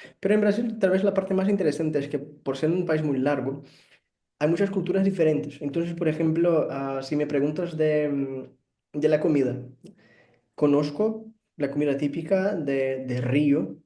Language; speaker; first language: Spanish; non-native, fluent; Portuguese